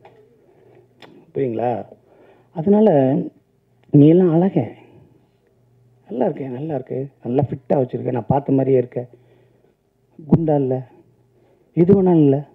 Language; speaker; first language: Tamil; native; Tamil